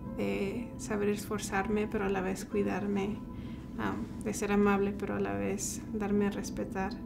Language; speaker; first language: Spanish; early bilingual, heritage; Spanish